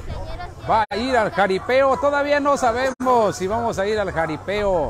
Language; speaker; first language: Spanish; native; Spanish